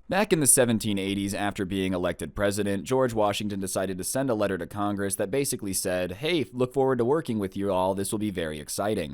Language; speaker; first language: English; native; English